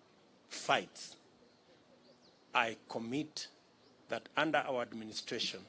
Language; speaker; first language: English; non-native, local second language; Kalenjin